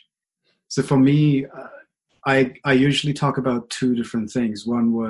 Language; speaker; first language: English; non-native, local second language; Hindi